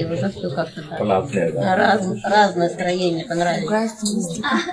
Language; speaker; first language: Russian; native; Russian